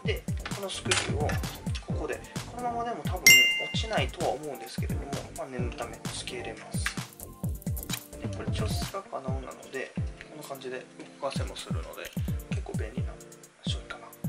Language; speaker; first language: Japanese; native; Japanese